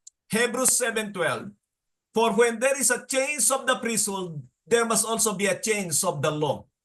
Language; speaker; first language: English; non-native, local second language; Filipino